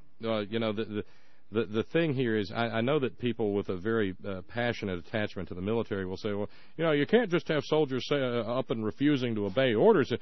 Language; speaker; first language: English; native; English